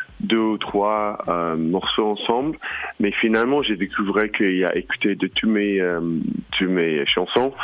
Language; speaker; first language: French; non-native, learner; English